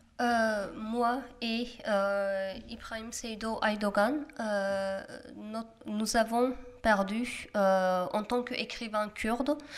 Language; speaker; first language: French; non-native, fluent; Kurdish